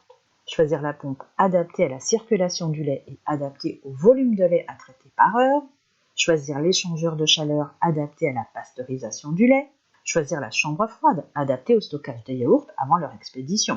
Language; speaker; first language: French; native; French